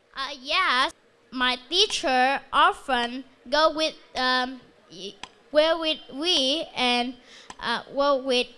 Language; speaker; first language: English; non-native, learner; Vietnamese